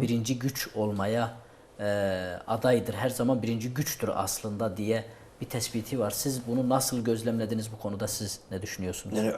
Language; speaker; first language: Turkish; non-native, local second language; Kurdish